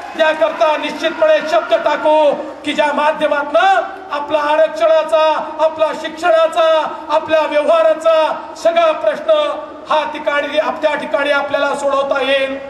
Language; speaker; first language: Marathi; native; Marathi